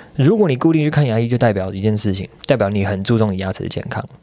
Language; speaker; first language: Chinese; native; Chinese